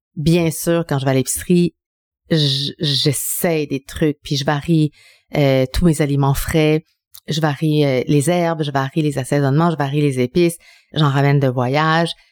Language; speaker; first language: French; early bilingual, other home language; Spanish